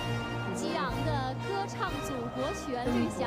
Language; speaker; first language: Chinese; native; Chinese